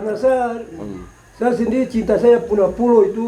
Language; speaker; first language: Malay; non-native, local second language; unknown